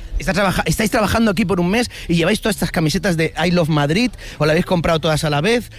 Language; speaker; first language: Spanish; native; Spanish